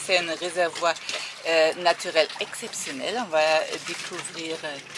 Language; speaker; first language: French; non-native, fluent; German